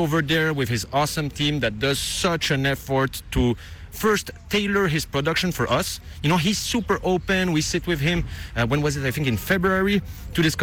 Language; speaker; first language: English; non-native, fluent; Dutch